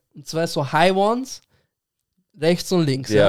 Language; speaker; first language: German; early bilingual, other home language; Persian